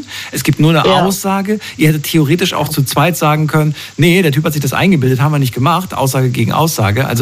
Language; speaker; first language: German; native; German